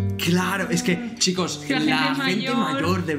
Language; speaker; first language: Spanish; native; Spanish